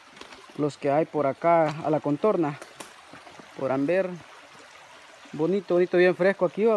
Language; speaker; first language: Spanish; native; Spanish